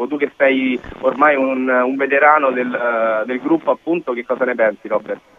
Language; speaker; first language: Italian; native; Italian